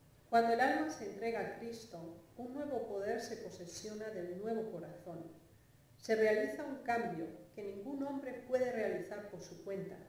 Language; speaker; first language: Spanish; native; Spanish